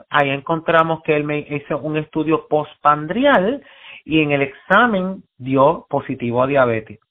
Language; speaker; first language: Spanish; native; Spanish